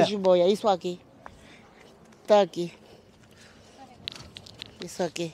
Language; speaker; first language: Portuguese; non-native, local second language; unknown